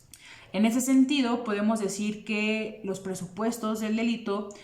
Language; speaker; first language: Spanish; native; Spanish